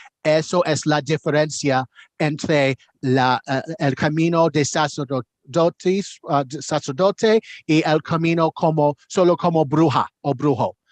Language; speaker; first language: Spanish; non-native, learner; English